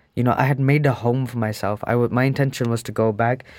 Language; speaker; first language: English; native; English